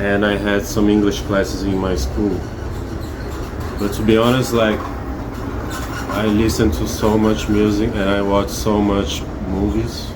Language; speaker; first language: English; non-native, fluent; Portuguese